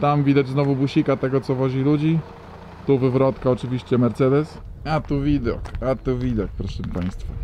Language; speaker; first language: Polish; native; Polish